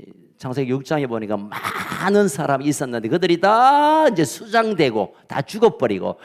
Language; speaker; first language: Korean; native; Korean